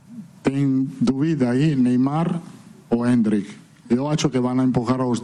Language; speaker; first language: Portuguese; non-native, fluent; Italian